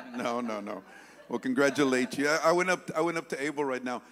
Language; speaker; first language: English; native; English